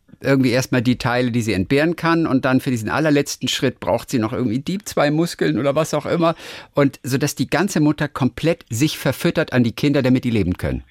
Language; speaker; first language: German; native; German